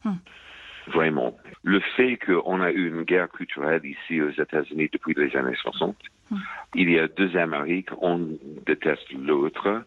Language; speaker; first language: French; non-native, fluent; English